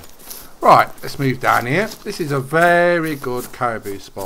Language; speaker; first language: English; native; English